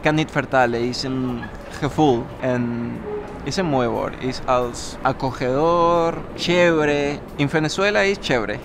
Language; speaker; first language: Dutch; non-native, learner; Spanish